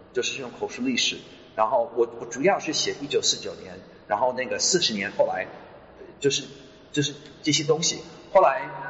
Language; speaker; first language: Chinese; non-native, fluent; English